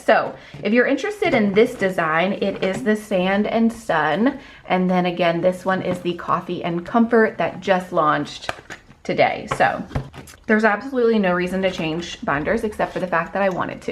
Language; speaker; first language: English; native; English